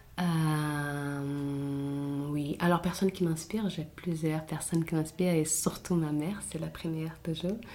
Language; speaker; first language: French; non-native, fluent; Portuguese